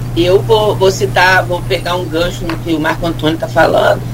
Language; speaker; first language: Portuguese; native; Portuguese